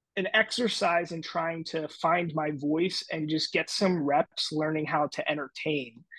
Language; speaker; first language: English; native; English